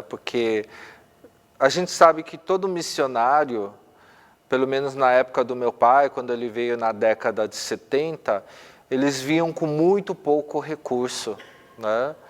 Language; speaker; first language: Portuguese; early bilingual, other home language; Korean